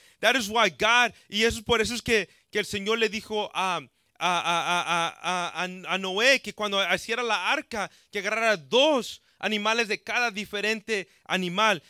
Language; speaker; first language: Spanish; early bilingual, heritage; Spanish